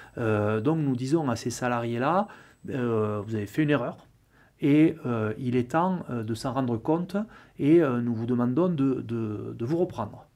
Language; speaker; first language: French; native; French